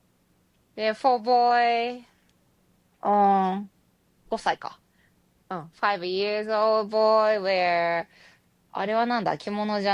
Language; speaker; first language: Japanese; native; Japanese